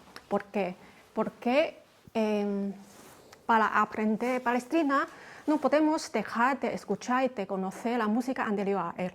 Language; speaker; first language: Spanish; non-native, fluent; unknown